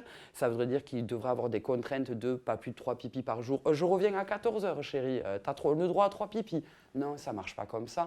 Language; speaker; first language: French; native; French